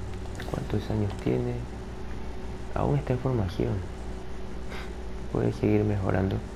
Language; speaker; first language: Spanish; native; Spanish